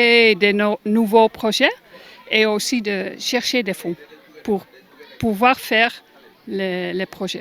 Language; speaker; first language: French; non-native, learner; German